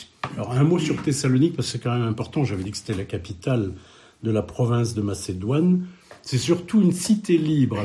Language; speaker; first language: French; native; French